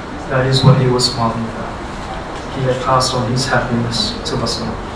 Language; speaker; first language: English; early bilingual, other home language; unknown